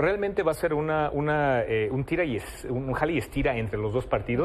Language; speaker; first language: Spanish; native; Spanish